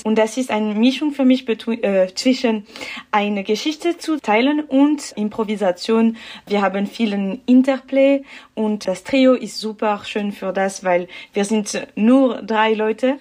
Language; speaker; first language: German; non-native, learner; French